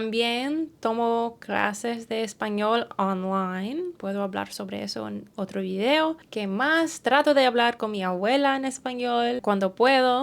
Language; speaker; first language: Spanish; early bilingual, heritage; English